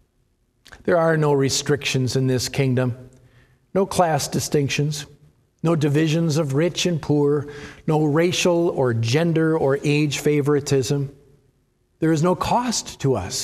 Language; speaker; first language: English; native; English